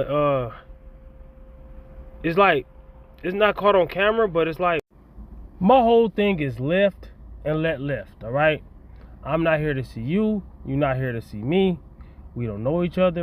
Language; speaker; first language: English; native; English